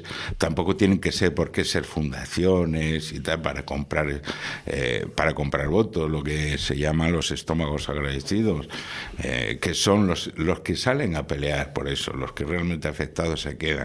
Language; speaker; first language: Spanish; native; Spanish